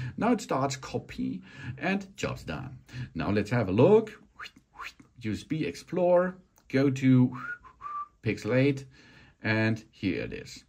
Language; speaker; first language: English; non-native, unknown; German